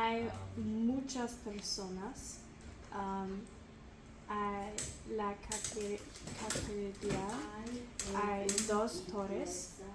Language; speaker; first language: Spanish; non-native, learner; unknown